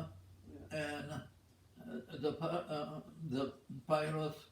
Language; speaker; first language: English; non-native, fluent; Czech